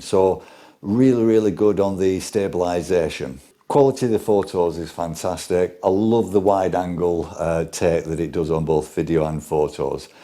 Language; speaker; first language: English; native; English